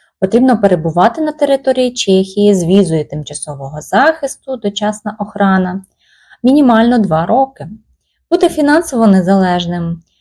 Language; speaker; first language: Ukrainian; native; Ukrainian